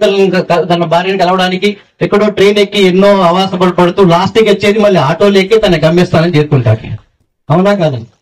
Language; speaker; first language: Telugu; native; Telugu